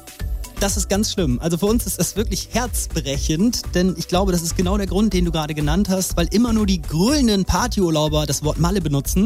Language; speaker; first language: German; native; German